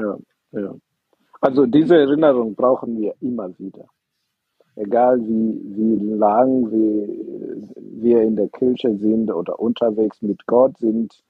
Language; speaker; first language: German; non-native, fluent; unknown